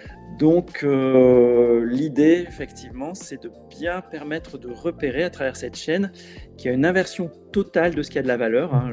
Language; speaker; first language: French; native; French